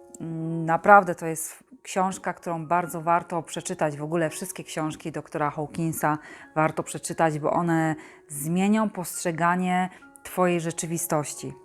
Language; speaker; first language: Polish; native; Polish